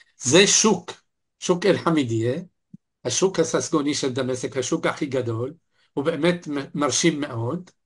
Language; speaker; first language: Hebrew; non-native, fluent; Arabic